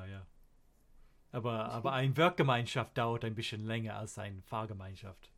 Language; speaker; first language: German; non-native, learner; English